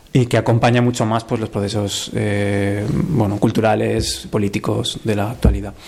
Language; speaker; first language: Spanish; native; Spanish